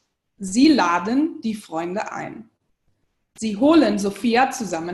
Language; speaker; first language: German; non-native, fluent; English